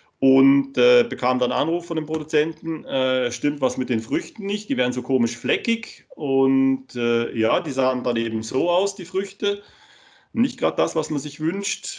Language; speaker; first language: German; native; German